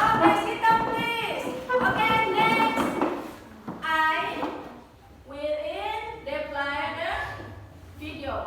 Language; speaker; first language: English; non-native, learner; Indonesian